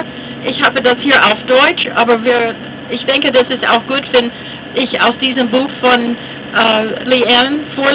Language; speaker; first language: German; non-native, fluent; English